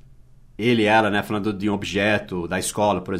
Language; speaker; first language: Portuguese; non-native, fluent; English